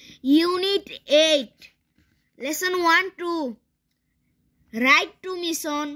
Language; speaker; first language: English; non-native, fluent; Bangla